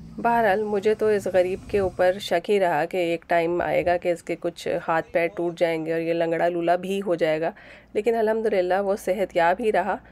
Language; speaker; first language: Urdu; native; Urdu